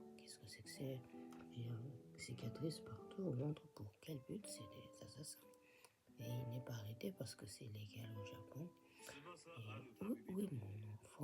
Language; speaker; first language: French; non-native, fluent; Japanese